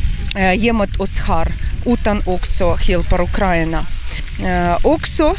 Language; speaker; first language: Swedish; non-native, learner; Ukrainian